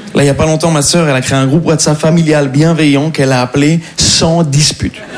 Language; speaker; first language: French; non-native, local second language; Arabic